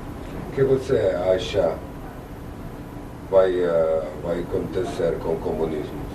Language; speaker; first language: Portuguese; non-native, learner; Czech